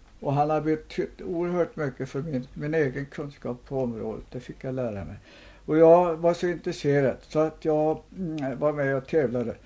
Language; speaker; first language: Swedish; native; Swedish